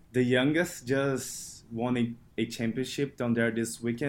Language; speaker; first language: English; non-native, fluent; Portuguese